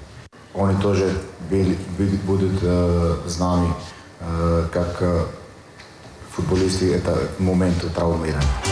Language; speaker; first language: Russian; non-native, learner; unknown